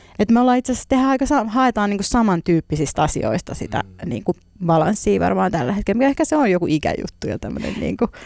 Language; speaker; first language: Finnish; native; Finnish